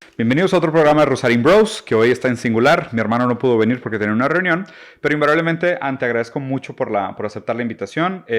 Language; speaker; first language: Spanish; native; Spanish